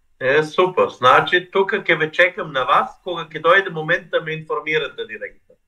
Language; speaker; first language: Macedonian; non-native, fluent; German